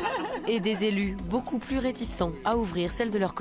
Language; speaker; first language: French; native; French